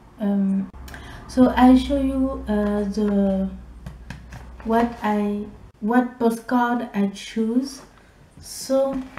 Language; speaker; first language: English; non-native, learner; French